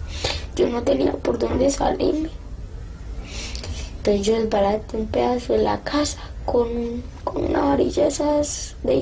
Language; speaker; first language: Spanish; native; Spanish